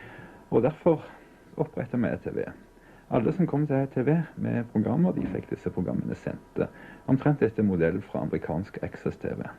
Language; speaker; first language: Norwegian; native; Norwegian